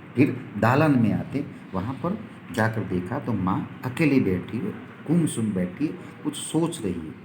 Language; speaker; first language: Hindi; non-native, local second language; Gujarati